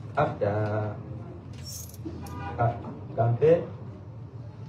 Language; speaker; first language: English; non-native, learner; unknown